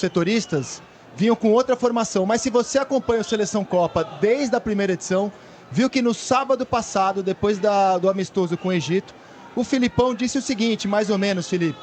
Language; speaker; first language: Portuguese; native; Portuguese